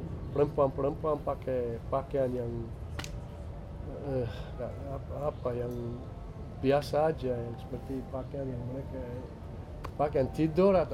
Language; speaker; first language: Indonesian; non-native, fluent; English